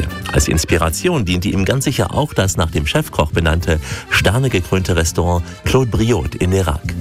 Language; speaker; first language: German; native; German